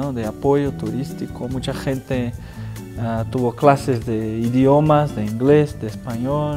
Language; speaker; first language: Spanish; non-native, fluent; Portuguese